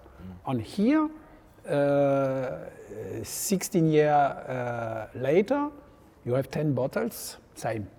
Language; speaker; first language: English; non-native, learner; French